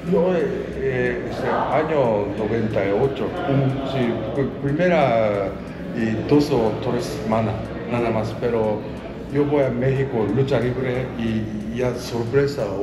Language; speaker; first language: Spanish; non-native, learner; Japanese